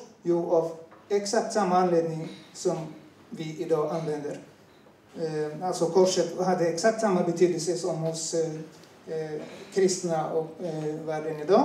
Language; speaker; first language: Swedish; non-native, fluent; Turoyo